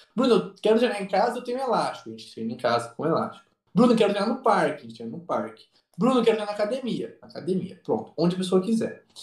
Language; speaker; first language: Portuguese; native; Portuguese